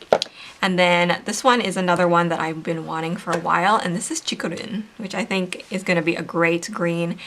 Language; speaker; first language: English; native; English